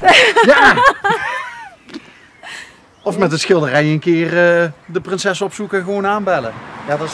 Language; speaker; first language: Dutch; native; Dutch